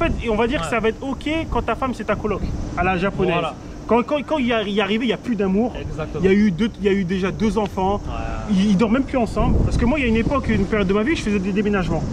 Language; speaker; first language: French; native; French